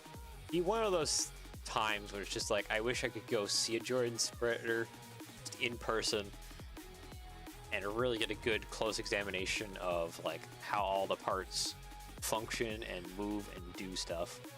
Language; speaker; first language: English; native; English